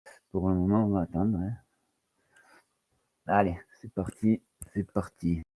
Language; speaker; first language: French; native; French